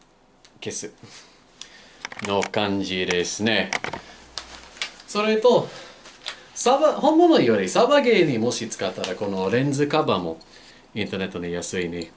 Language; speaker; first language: Japanese; non-native, fluent; English